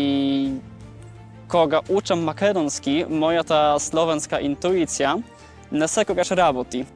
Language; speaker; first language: Macedonian; non-native, learner; Polish